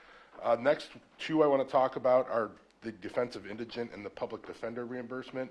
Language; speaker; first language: English; native; English